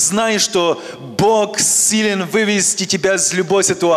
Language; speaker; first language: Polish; non-native, learner; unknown